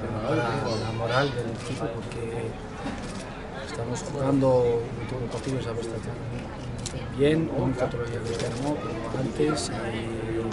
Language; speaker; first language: Spanish; non-native, learner; German